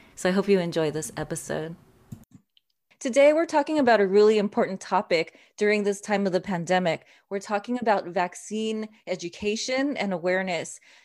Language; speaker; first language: English; native; English